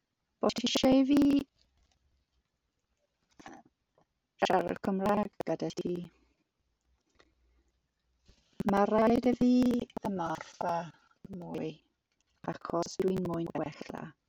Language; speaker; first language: Welsh; non-native, learner; English